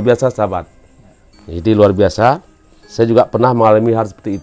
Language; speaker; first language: Indonesian; native; Indonesian